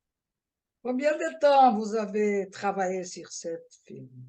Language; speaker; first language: French; non-native, learner; Portuguese